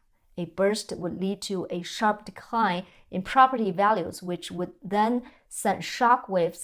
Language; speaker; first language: English; non-native, fluent; Chinese